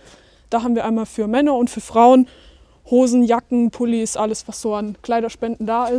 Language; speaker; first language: German; native; German